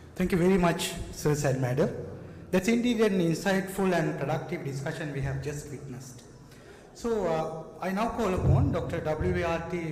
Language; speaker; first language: English; non-native, local second language; Sinhala